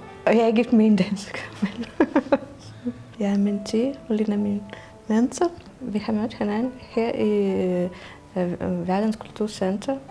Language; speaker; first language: Danish; non-native, learner; Russian